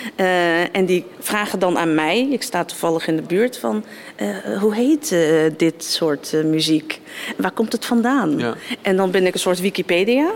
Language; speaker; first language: Dutch; native; Dutch